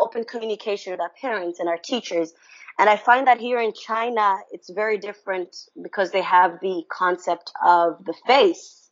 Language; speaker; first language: English; non-native, local second language; Ganda